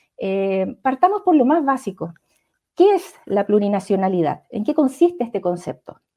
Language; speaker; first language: Spanish; native; Spanish